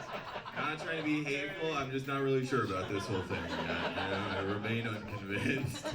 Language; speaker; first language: English; native; English